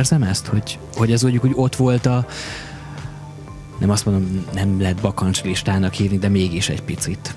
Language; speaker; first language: Hungarian; native; Hungarian